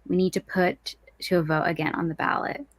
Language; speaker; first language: English; native; English